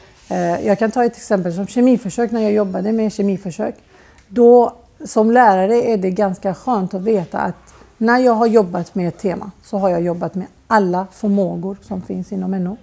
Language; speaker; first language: Swedish; non-native, fluent; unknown